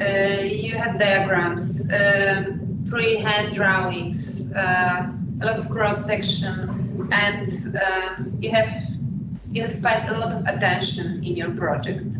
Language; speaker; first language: English; non-native, fluent; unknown